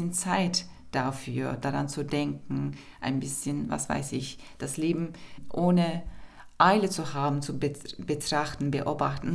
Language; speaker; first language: German; non-native, fluent; Turkish